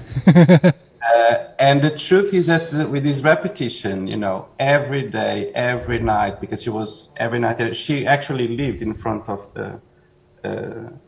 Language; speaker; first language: English; non-native, fluent; Portuguese